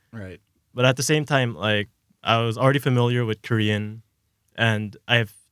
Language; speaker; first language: English; early bilingual, other home language; Korean